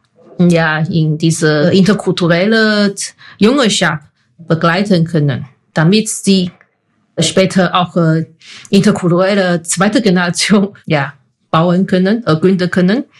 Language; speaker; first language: German; non-native, fluent; Chinese